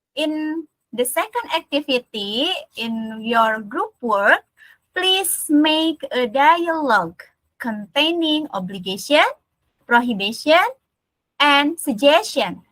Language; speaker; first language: English; non-native, learner; Indonesian